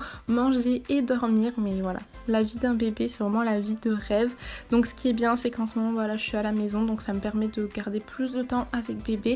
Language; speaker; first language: French; native; French